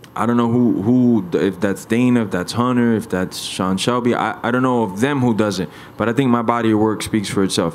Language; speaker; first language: English; early bilingual, other home language; Spanish